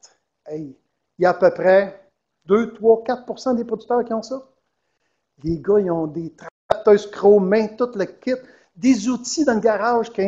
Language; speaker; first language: French; native; French